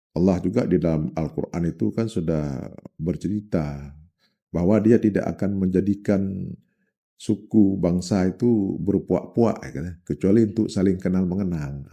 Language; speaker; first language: Indonesian; non-native, local second language; Achinese